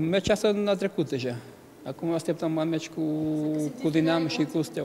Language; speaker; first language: Romanian; non-native, learner; Portuguese